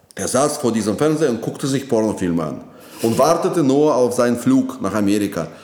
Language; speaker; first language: German; non-native, fluent; Russian